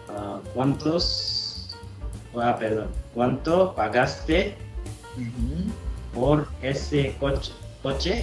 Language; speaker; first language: Spanish; non-native, learner; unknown